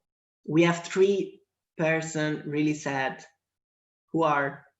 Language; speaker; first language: English; non-native, fluent; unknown